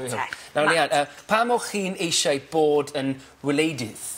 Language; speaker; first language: Welsh; non-native, learner; English